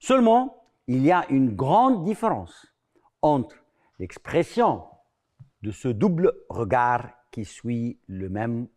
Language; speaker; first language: French; non-native, fluent; Arabic